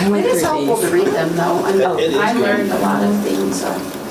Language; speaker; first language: English; non-native, fluent; German